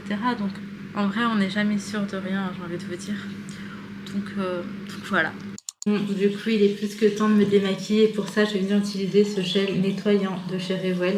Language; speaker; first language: French; native; French